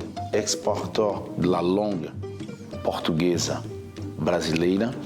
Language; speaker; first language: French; non-native, fluent; Portuguese